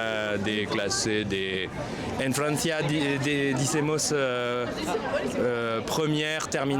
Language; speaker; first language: Spanish; non-native, learner; French